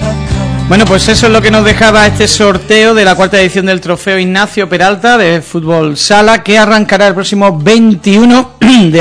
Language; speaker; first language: Spanish; native; Spanish